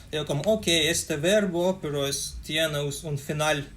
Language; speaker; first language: Spanish; non-native, fluent; Russian